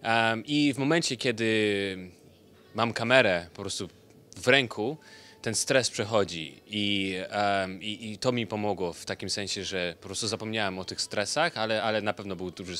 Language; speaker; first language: Polish; early bilingual, heritage; Polish